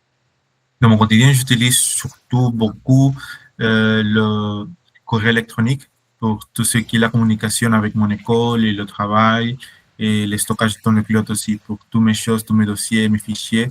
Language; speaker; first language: French; non-native, fluent; Spanish